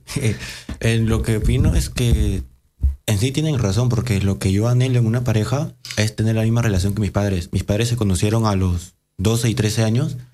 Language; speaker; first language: Spanish; native; Spanish